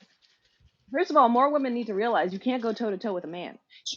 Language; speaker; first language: English; native; English